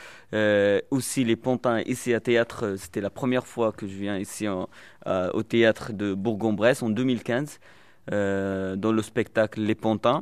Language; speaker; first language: French; non-native, local second language; Arabic